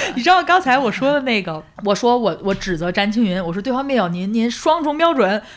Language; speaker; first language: Chinese; native; Chinese